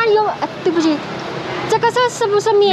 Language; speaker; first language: Chinese; non-native, learner; Indonesian